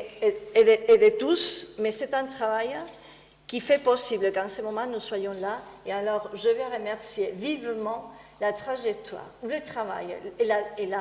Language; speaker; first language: French; non-native, fluent; Spanish